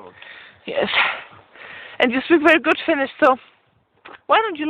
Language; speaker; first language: English; non-native, learner; German